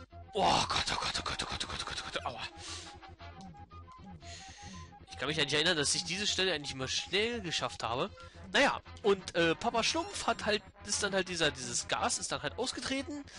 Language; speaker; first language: German; native; German